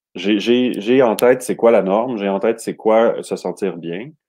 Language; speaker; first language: French; native; French